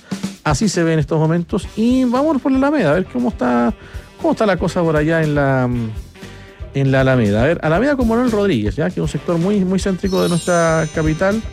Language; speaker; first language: Spanish; native; Spanish